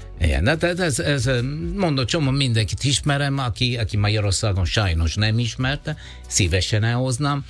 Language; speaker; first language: Hungarian; non-native, learner; Italian